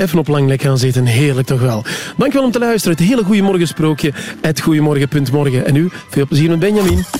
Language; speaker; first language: Dutch; native; Dutch